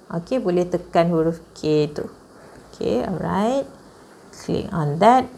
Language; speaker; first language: English; non-native, local second language; Malay